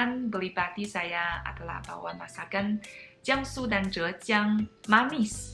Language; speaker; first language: Indonesian; non-native, fluent; Chinese